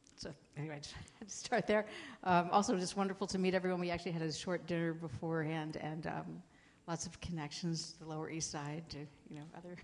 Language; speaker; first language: English; native; English